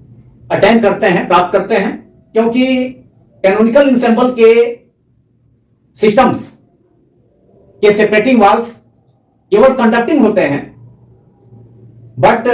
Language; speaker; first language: Hindi; native; Hindi